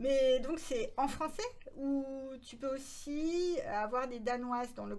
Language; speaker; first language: French; native; French